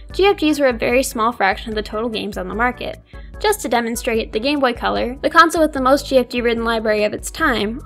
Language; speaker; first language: English; native; English